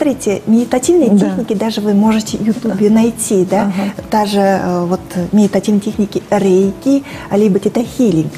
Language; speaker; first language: Russian; native; Russian